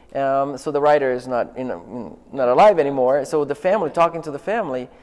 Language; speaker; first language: English; non-native, fluent; Portuguese